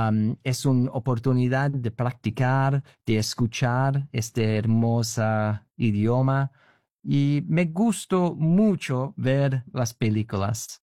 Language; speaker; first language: Spanish; non-native, learner; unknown